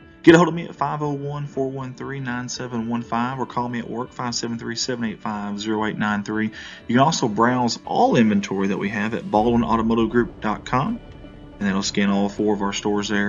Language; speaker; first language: English; native; English